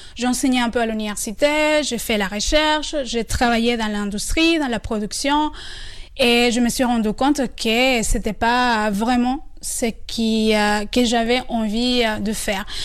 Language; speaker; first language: French; non-native, fluent; Spanish